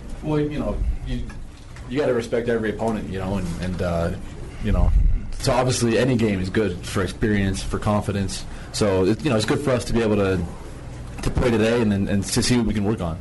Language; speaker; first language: English; native; English